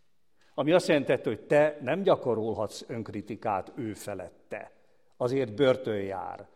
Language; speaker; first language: Hungarian; native; Hungarian